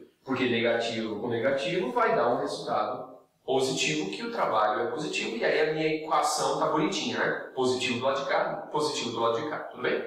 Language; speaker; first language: Portuguese; native; Portuguese